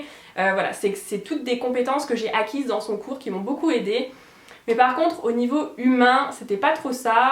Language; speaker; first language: French; native; French